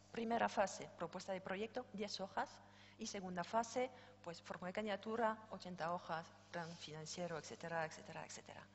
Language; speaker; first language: Spanish; non-native, fluent; French